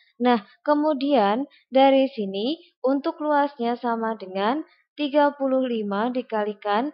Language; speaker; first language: Indonesian; native; Indonesian